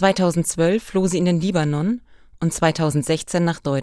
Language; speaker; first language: German; native; German